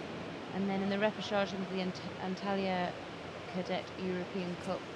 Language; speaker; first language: English; native; English